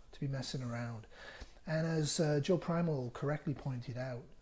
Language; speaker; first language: English; native; English